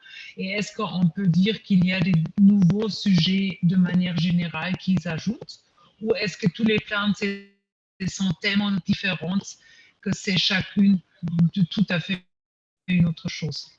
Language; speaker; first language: French; non-native, fluent; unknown